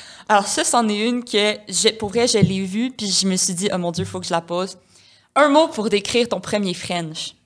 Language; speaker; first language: French; native; French